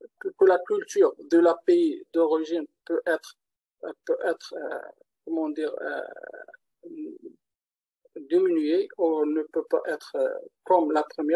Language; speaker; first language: French; non-native, learner; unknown